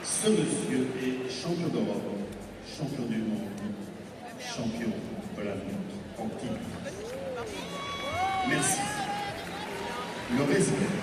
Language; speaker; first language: French; native; French